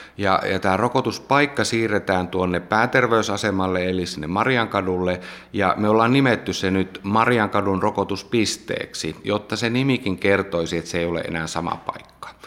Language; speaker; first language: Finnish; native; Finnish